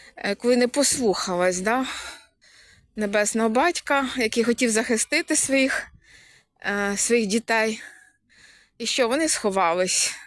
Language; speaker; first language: Ukrainian; native; Ukrainian